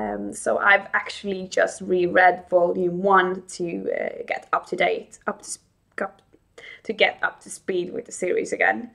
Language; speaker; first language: English; non-native, fluent; Swedish